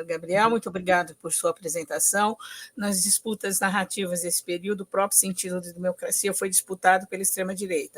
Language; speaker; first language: Portuguese; native; Portuguese